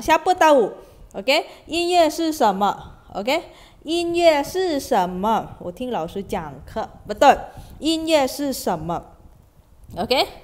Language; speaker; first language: Chinese; non-native, fluent; Malay